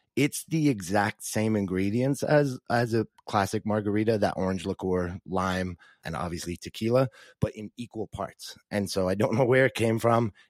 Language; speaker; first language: English; native; English